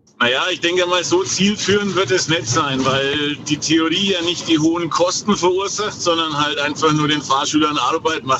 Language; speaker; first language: German; native; German